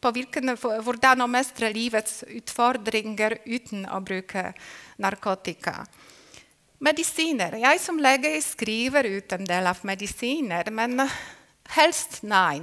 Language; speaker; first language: Norwegian; non-native, fluent; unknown